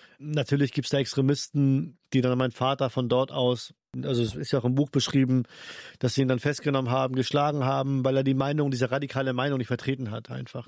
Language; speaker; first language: German; early bilingual, other home language; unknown